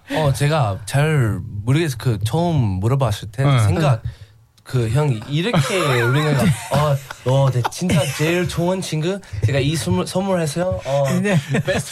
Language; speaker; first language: Korean; non-native, learner; English